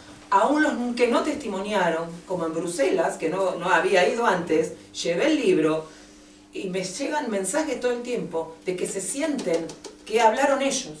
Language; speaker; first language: Spanish; native; Spanish